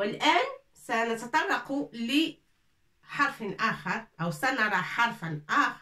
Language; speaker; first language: Arabic; non-native, fluent; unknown